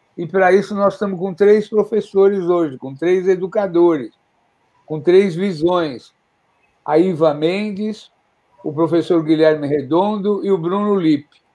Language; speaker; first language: Portuguese; native; Portuguese